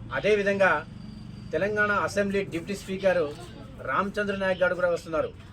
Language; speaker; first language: Telugu; non-native, local second language; Lambadi